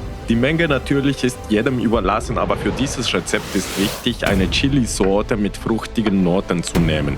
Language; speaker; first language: German; non-native, fluent; Spanish